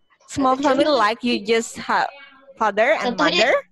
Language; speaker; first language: English; non-native, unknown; Indonesian